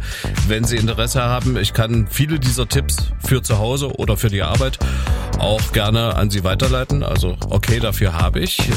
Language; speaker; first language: German; native; German